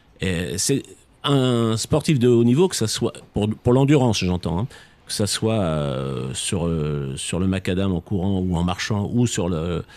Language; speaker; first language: French; native; French